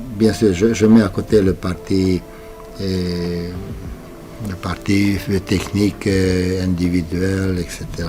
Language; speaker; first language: French; non-native, fluent; Romanian